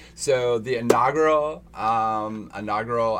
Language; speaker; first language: English; native; English